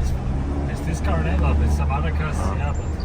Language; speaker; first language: English; non-native, fluent; German